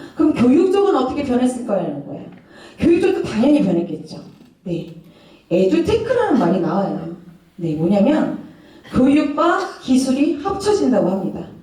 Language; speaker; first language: Korean; native; Korean